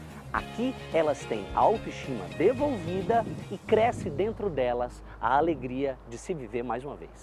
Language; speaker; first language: Portuguese; native; Portuguese